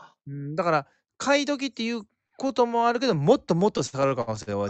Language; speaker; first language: Japanese; native; Japanese